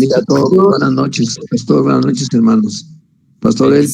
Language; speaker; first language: Spanish; native; Spanish